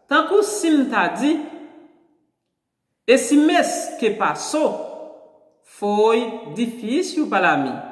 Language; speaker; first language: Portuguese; non-native, fluent; Haitian Creole